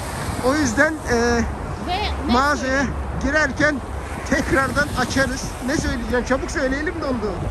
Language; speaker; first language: Turkish; native; Turkish